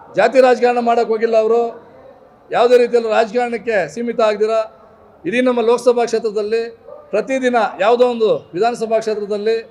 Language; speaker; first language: Kannada; native; Kannada